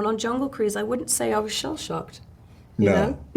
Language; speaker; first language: English; native; English